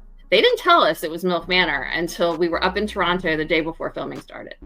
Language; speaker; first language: English; native; English